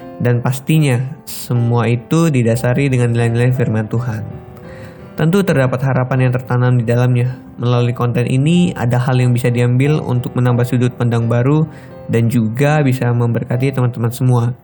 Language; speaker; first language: Indonesian; native; Indonesian